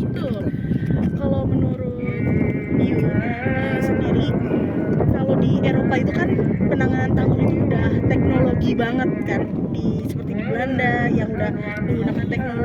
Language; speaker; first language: Indonesian; native; Indonesian